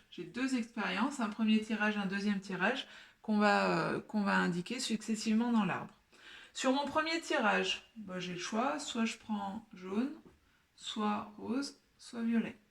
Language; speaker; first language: French; native; French